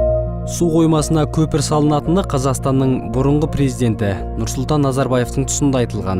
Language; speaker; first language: Kazakh; native; Kazakh